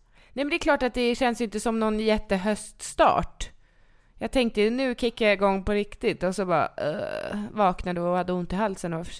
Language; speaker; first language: Swedish; native; Swedish